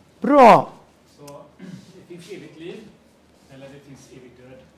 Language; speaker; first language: Swedish; non-native, fluent; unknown